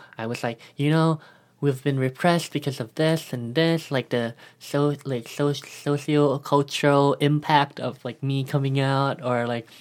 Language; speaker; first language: English; early bilingual, other home language; Thai